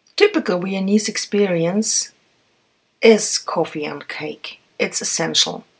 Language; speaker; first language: English; non-native, fluent; German